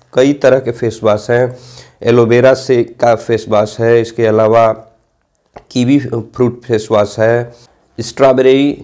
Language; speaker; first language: Hindi; native; Hindi